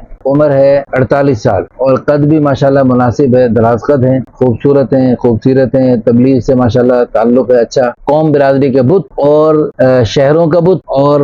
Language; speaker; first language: Urdu; native; Urdu